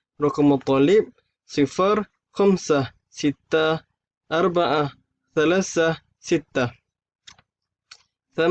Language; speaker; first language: Arabic; non-native, learner; Malay